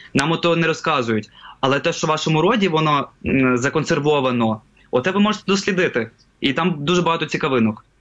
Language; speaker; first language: Ukrainian; non-native, local second language; Russian